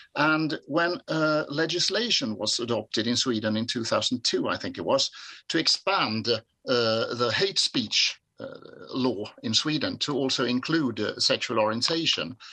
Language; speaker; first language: English; non-native, fluent; Swedish